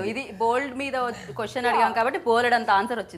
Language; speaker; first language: Telugu; native; Telugu